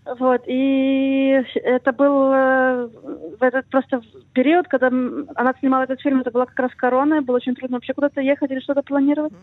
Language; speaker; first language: Russian; native; Russian